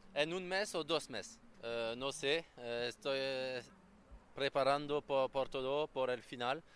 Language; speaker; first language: Spanish; non-native, learner; French